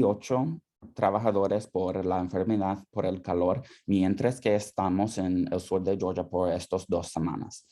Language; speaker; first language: Spanish; non-native, fluent; English